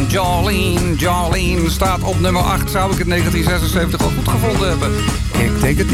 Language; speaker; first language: Dutch; native; Dutch